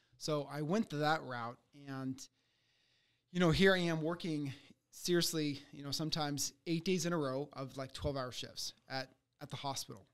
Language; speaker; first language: English; early bilingual, other home language; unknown